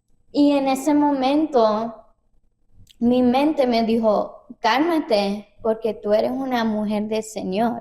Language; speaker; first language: Spanish; early bilingual, heritage; Spanish